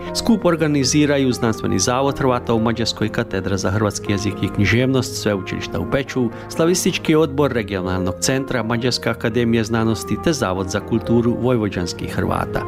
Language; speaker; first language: Croatian; early bilingual, heritage; Croatian